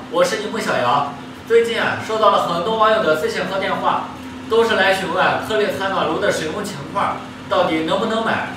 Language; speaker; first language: Chinese; native; Chinese